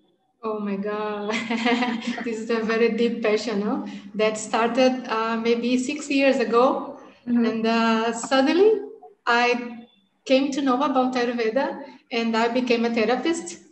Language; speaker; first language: English; non-native, fluent; Portuguese